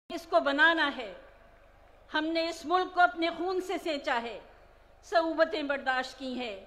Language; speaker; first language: Urdu; native; Urdu